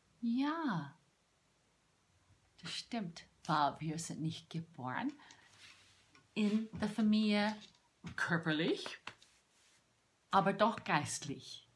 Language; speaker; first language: German; non-native, fluent; English